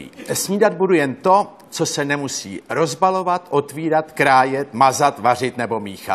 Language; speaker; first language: Czech; native; Czech